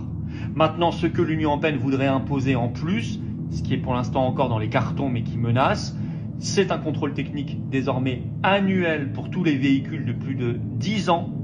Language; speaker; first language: French; native; French